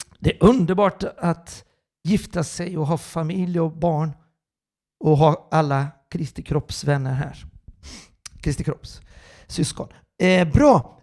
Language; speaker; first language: Swedish; non-native, fluent; Portuguese